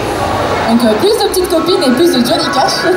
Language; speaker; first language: French; native; French